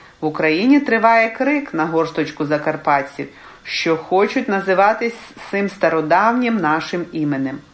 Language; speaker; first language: Ukrainian; early bilingual, heritage; Ukrainian